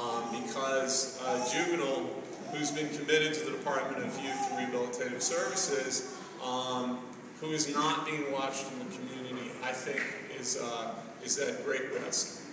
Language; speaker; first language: English; native; English